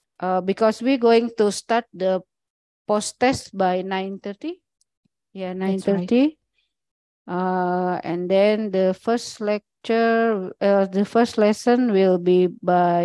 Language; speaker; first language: English; non-native, learner; Indonesian